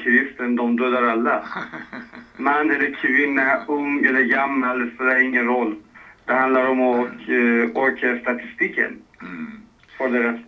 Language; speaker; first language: Swedish; non-native, fluent; Persian